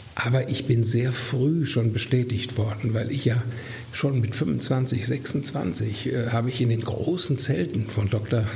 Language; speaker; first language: German; native; German